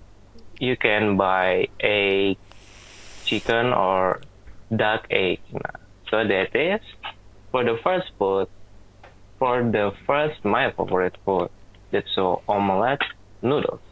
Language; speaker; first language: English; non-native, learner; Indonesian